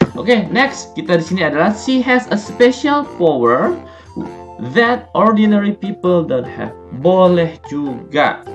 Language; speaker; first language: English; non-native, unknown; Indonesian